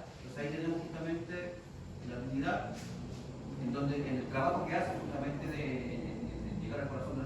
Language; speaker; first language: Spanish; native; Spanish